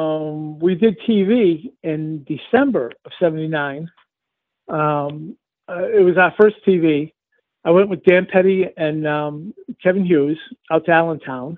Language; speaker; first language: English; native; English